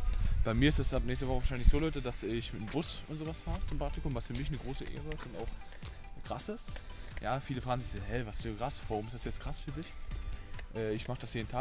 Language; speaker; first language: German; native; German